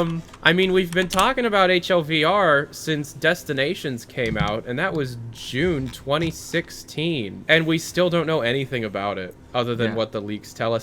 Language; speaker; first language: English; native; English